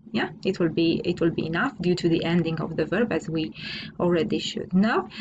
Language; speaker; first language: English; non-native, fluent; Romanian